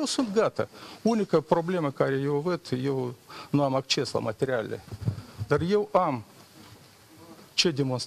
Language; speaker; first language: Romanian; non-native, local second language; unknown